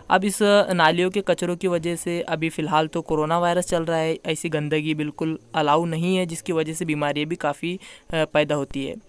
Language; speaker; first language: Hindi; non-native, local second language; Urdu